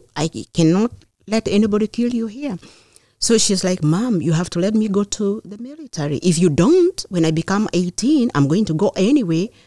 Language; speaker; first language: English; non-native, local second language; Kikuyu